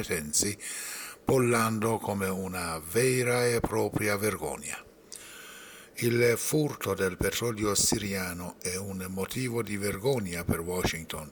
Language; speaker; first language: Italian; non-native, fluent; Persian